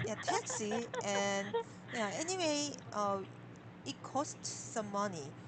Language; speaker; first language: English; non-native, learner; Korean